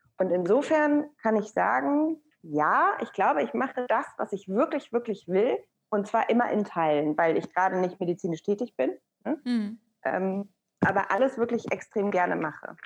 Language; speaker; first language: German; early bilingual, other home language; Persian